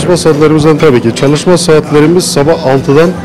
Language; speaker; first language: Turkish; native; Turkish